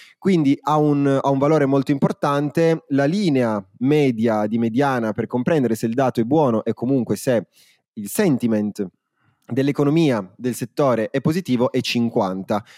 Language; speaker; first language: Italian; native; Italian